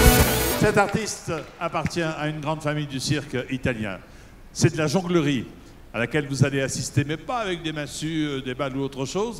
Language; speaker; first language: French; native; French